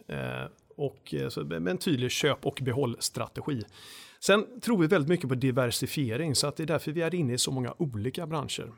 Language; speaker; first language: Swedish; native; Swedish